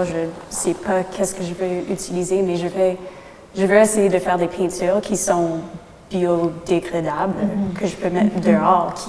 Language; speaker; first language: French; non-native, local second language; English